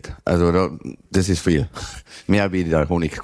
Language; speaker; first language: German; native; German